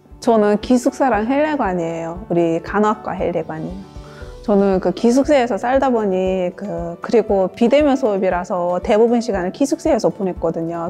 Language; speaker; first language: Korean; non-native, fluent; Uzbek